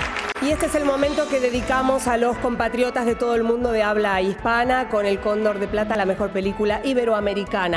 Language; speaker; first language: Spanish; native; Spanish